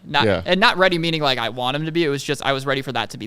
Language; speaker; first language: English; native; English